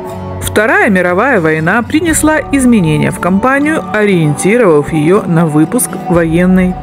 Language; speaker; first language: Russian; native; Russian